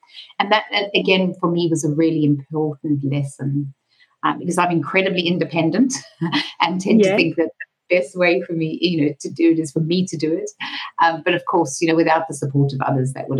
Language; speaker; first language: English; native; English